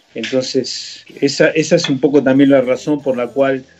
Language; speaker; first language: Spanish; native; Spanish